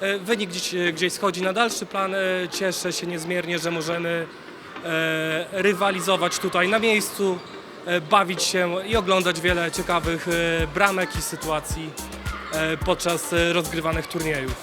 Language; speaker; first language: Polish; native; Polish